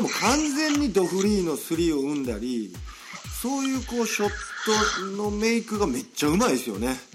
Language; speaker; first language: Japanese; native; Japanese